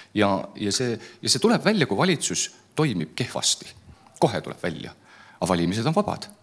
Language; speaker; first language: Estonian; native; Estonian